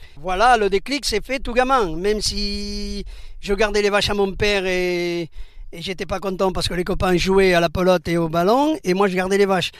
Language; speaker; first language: French; early bilingual, other home language; Spanish